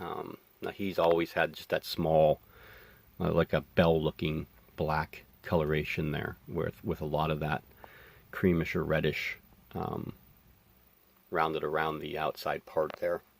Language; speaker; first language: English; native; English